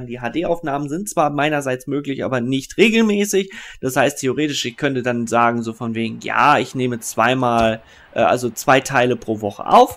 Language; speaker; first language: German; native; German